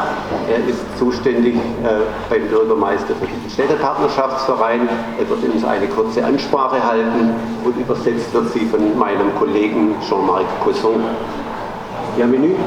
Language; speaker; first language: German; native; German